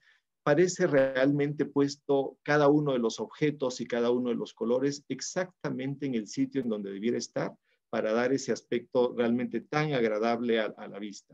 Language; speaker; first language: Spanish; native; Spanish